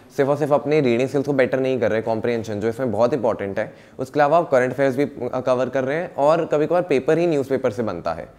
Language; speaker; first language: Hindi; native; Hindi